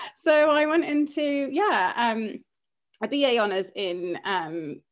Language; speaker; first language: English; early bilingual, other home language; Greek